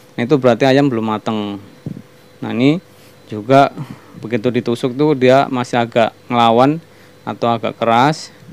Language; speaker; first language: Indonesian; non-native, local second language; Javanese